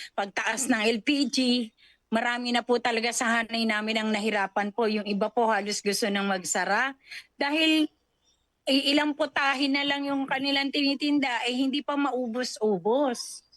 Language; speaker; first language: Filipino; native; Filipino